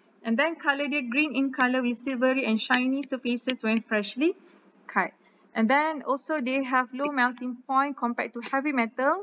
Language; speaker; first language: English; non-native, local second language; Malay